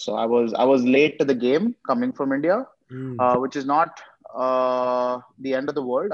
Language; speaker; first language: English; non-native, local second language; Hindi